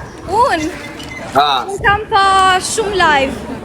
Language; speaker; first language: Albanian; early bilingual, heritage; Albanian